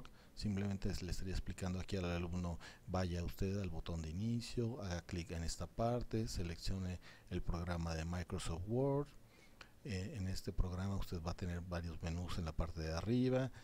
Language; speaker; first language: Spanish; native; Spanish